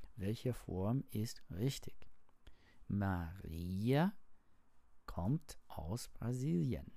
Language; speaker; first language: German; non-native, learner; English